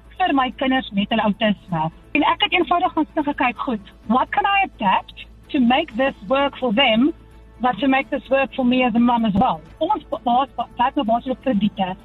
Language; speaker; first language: Afrikaans; native; Afrikaans